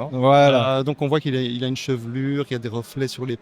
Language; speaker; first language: French; native; French